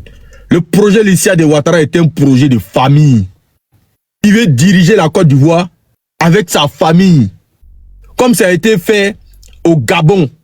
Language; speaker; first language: French; native; French